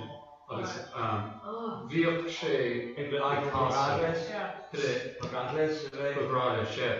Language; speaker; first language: Irish; non-native, learner; English